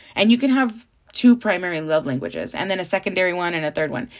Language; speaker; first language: English; early bilingual, other home language; Spanish